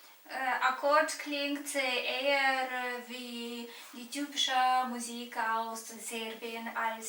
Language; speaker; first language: German; non-native, fluent; Romanian